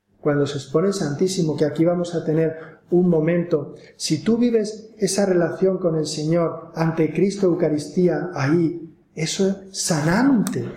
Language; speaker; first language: Spanish; native; Spanish